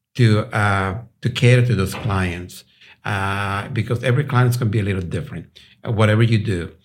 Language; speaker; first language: English; non-native, fluent; Spanish